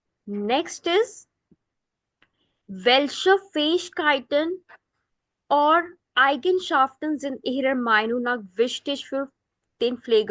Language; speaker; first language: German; non-native, fluent; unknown